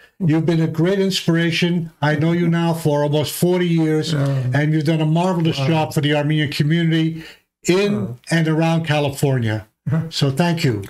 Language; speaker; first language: English; early bilingual, other home language; Armenian